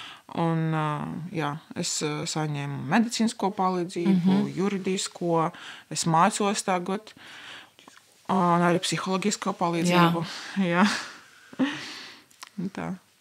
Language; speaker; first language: Latvian; non-native, local second language; Russian